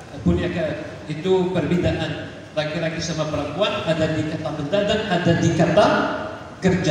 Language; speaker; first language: Indonesian; non-native, learner; Arabic